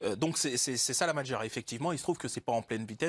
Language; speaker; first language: French; native; French